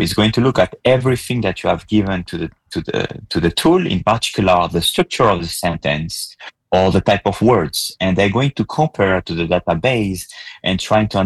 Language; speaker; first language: English; non-native, fluent; French